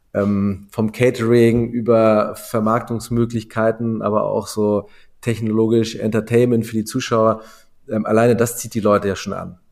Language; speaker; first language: German; native; German